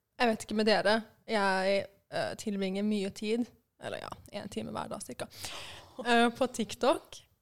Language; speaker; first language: Norwegian; early bilingual, other home language; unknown